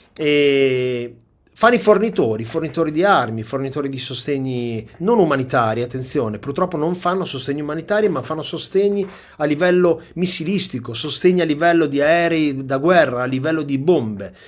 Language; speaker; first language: Italian; native; Italian